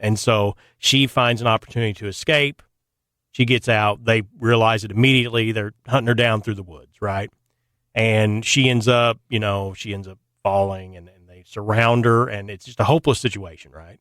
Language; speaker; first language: English; native; English